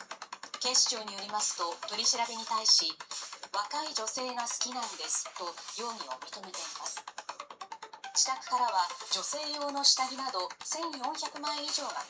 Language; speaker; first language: Japanese; native; Japanese